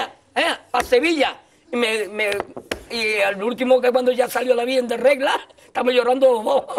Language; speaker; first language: Spanish; native; Spanish